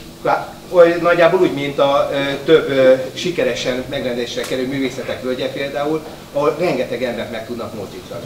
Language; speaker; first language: Hungarian; native; Hungarian